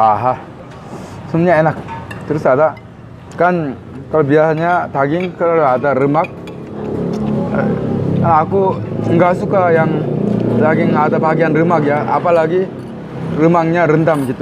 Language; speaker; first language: Indonesian; non-native, fluent; Korean